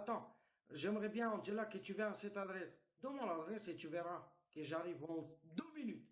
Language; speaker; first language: French; non-native, fluent; Romanian